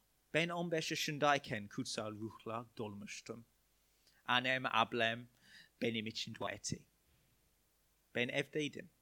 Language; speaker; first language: Turkish; non-native, fluent; English